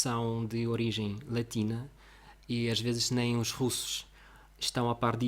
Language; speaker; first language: Portuguese; non-native, fluent; Russian